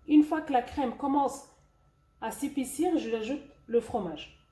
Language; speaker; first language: French; non-native, local second language; Arabic